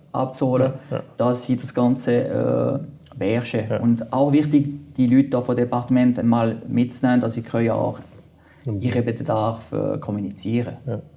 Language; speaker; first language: German; non-native, local second language; French